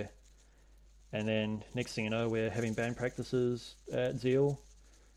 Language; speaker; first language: English; native; English